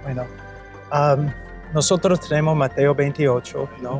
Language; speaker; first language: Spanish; non-native, fluent; English